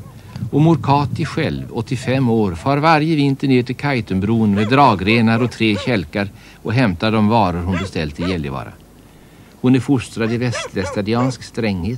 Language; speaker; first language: Swedish; native; Swedish